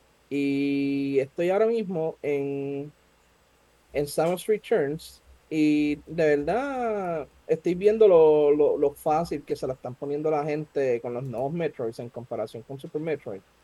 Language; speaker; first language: Spanish; native; Spanish